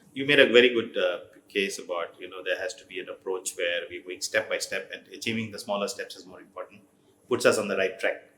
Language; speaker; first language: English; non-native, fluent; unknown